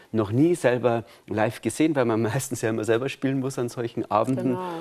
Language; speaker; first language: German; native; German